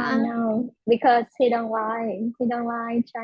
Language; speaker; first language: English; non-native, learner; Vietnamese